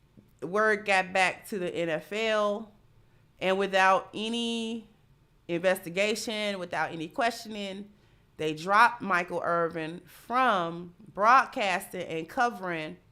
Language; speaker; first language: English; native; English